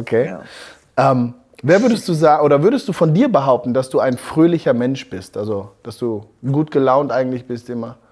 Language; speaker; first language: German; native; German